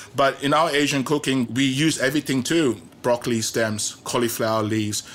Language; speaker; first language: English; native; English